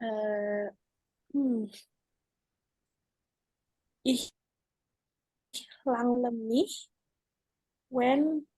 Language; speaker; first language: German; non-native, learner; Indonesian